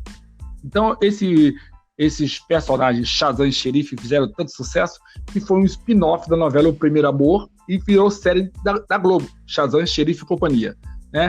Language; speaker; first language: Portuguese; native; Portuguese